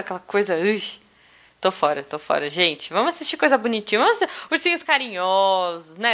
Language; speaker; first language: Portuguese; native; Portuguese